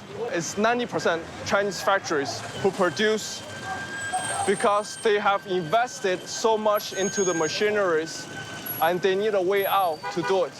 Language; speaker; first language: English; non-native, fluent; Chinese